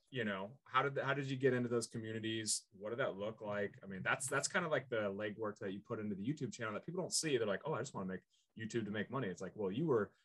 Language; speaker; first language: English; native; English